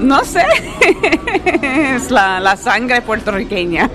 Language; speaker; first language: Spanish; early bilingual, heritage; English